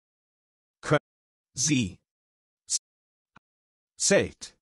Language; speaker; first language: German; non-native, learner; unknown